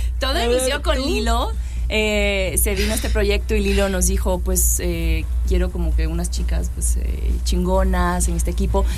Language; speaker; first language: Spanish; early bilingual, heritage; Spanish